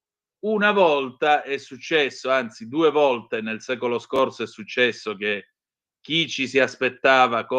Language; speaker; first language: Italian; native; Italian